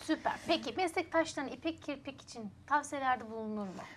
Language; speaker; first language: Turkish; native; Turkish